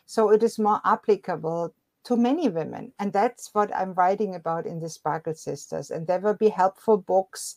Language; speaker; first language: English; non-native, fluent; German